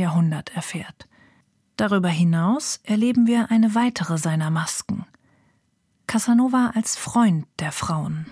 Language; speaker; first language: German; native; German